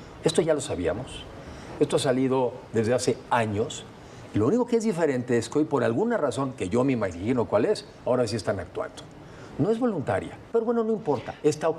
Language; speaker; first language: Spanish; native; Spanish